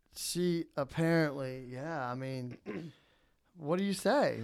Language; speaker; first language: English; native; English